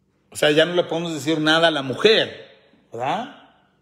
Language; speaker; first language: Spanish; early bilingual, heritage; Spanish